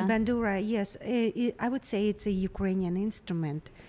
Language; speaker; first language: English; non-native, fluent; Ukrainian